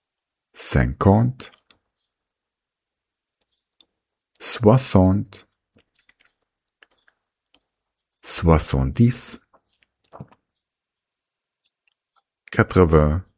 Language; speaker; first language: French; non-native, fluent; German